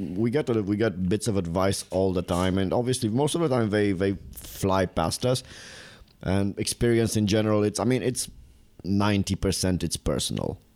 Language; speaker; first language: English; non-native, fluent; Romanian